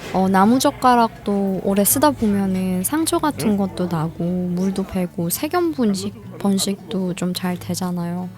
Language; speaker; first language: Korean; non-native, fluent; Persian